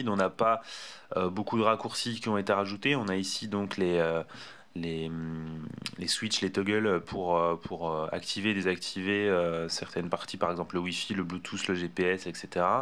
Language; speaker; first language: French; native; French